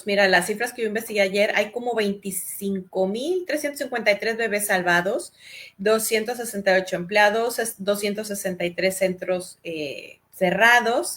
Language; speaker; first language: Spanish; native; Spanish